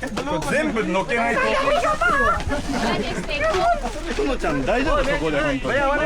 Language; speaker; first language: Japanese; native; Japanese